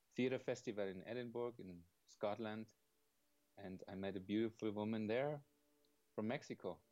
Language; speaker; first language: English; non-native, fluent; German